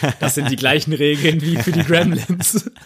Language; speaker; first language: German; native; German